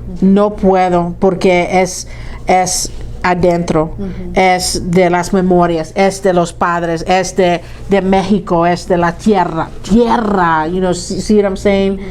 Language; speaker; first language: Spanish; early bilingual, heritage; Spanish